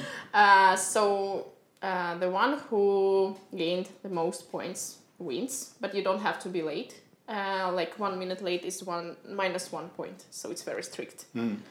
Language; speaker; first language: English; non-native, fluent; Russian